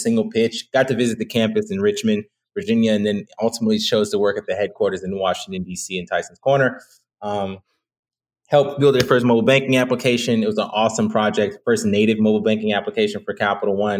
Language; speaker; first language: English; native; English